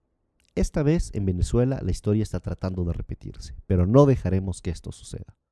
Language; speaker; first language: Spanish; native; Spanish